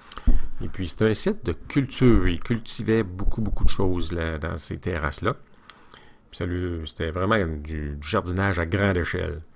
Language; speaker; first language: French; native; French